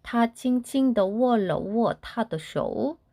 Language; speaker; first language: Chinese; non-native, fluent; Korean